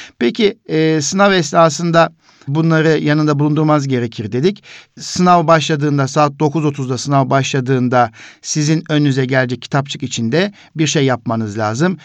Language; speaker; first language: Turkish; native; Turkish